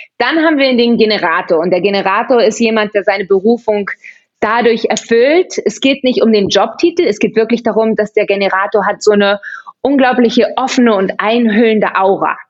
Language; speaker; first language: German; early bilingual, heritage; German